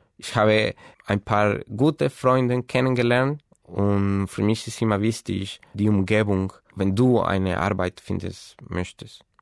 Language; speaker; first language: German; non-native, fluent; Spanish